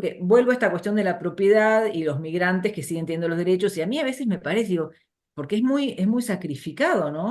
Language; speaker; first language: Spanish; native; Spanish